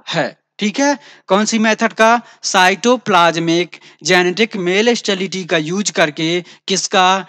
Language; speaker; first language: Hindi; native; Hindi